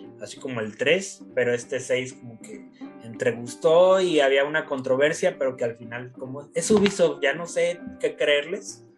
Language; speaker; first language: Spanish; native; Spanish